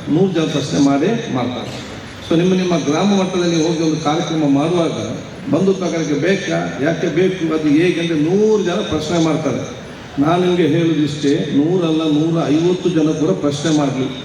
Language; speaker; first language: Kannada; non-native, local second language; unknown